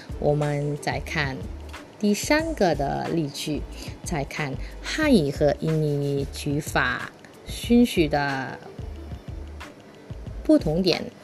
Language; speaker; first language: Chinese; early bilingual, heritage; Chinese